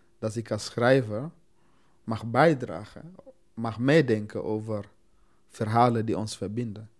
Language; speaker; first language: Dutch; non-native, fluent; Swahili